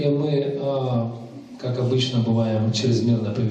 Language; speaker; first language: Russian; native; Russian